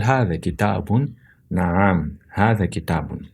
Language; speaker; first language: Arabic; non-native, fluent; Portuguese